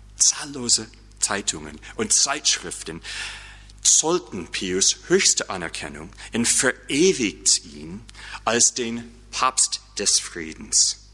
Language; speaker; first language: German; non-native, fluent; English